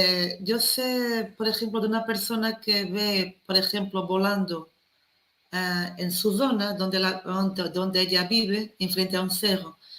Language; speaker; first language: Spanish; non-native, fluent; Portuguese